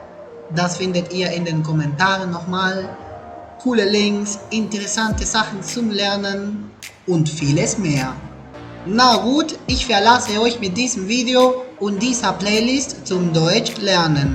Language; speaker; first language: German; non-native, fluent; Spanish